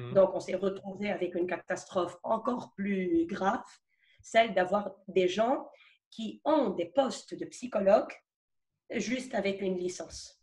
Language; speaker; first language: French; non-native, local second language; Arabic